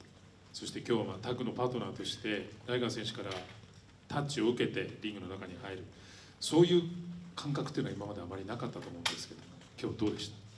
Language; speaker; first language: Japanese; native; Japanese